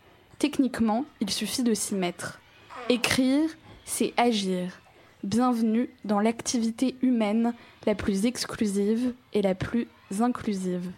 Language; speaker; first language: French; native; French